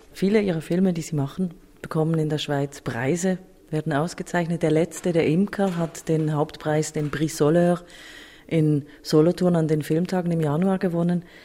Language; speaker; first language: German; native; German